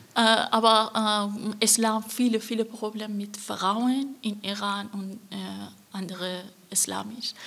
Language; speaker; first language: German; non-native, learner; Persian